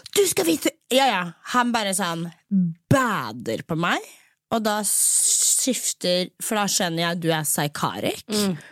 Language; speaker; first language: Norwegian; early bilingual, other home language; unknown